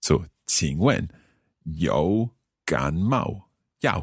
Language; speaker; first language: Chinese; non-native, learner; English